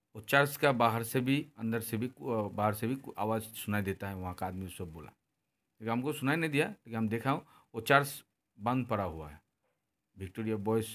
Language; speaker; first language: Hindi; non-native, local second language; Bangla